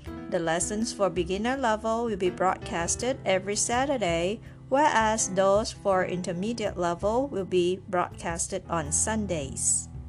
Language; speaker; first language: English; non-native, fluent; Chinese